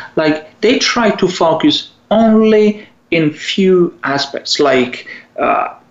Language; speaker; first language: English; non-native, fluent; Italian